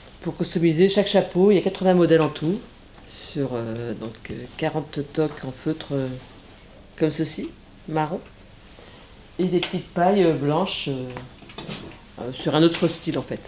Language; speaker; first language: French; native; French